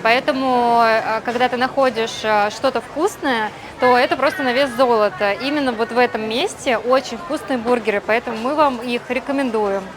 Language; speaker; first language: Russian; native; Russian